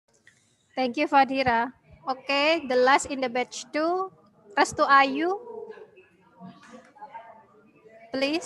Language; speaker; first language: English; non-native, learner; Indonesian